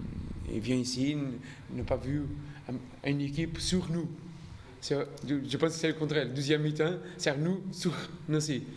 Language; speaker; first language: French; non-native, learner; Portuguese